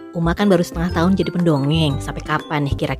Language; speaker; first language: Indonesian; native; Indonesian